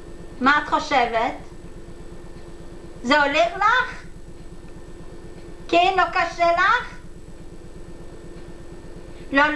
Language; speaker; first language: Hebrew; non-native, learner; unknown